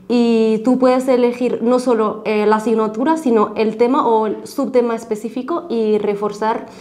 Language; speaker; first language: Spanish; non-native, fluent; Arabic